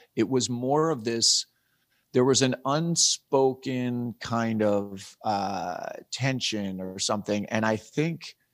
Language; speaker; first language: English; native; English